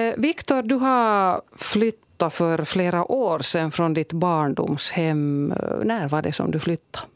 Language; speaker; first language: Swedish; native; Swedish